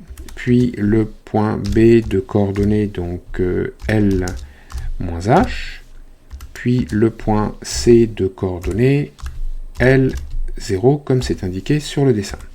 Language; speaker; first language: French; native; French